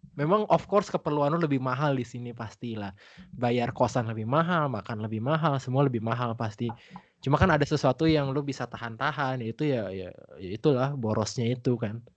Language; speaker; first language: Indonesian; native; Indonesian